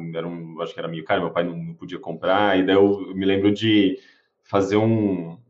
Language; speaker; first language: Portuguese; native; Portuguese